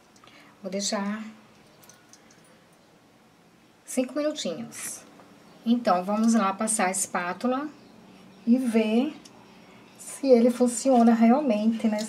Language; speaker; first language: Portuguese; native; Portuguese